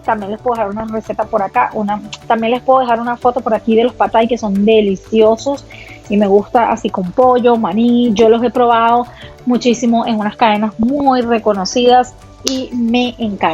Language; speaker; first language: Spanish; native; Spanish